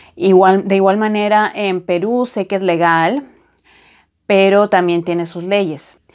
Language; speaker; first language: Spanish; native; Spanish